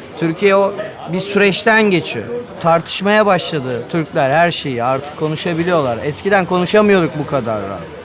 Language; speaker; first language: Turkish; native; Turkish